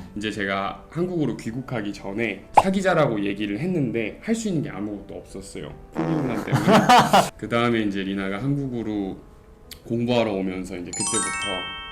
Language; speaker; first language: Korean; native; Korean